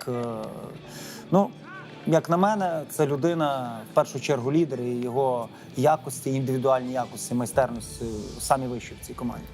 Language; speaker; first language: Ukrainian; native; Ukrainian